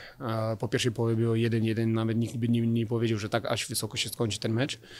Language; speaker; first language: Polish; non-native, fluent; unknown